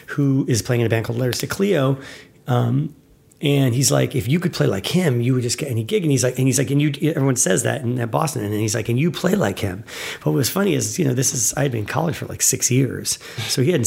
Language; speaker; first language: English; native; English